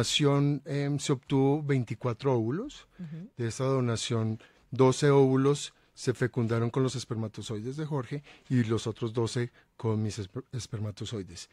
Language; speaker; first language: Spanish; native; Spanish